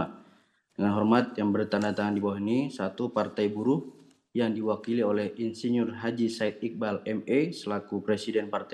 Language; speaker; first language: Indonesian; native; Indonesian